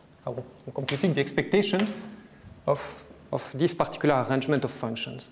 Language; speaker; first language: English; non-native, fluent; French